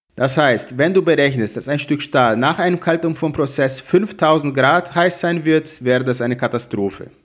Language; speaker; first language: German; non-native, fluent; Portuguese